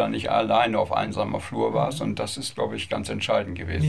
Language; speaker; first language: German; native; German